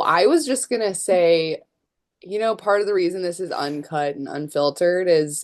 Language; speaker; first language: English; native; English